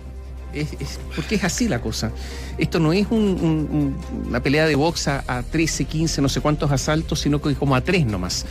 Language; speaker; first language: Spanish; native; Spanish